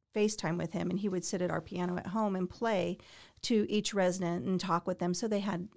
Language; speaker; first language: English; native; English